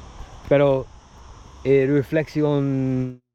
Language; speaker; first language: Spanish; non-native, learner; English